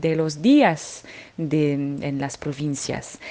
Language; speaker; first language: Spanish; non-native, fluent; French